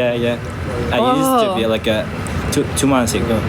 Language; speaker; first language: English; non-native, fluent; Uzbek